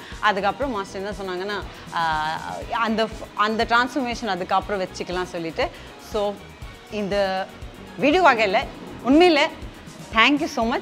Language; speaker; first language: Tamil; non-native, local second language; Assamese